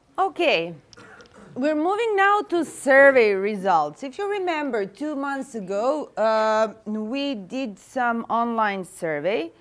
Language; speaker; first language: English; non-native, fluent; Serbian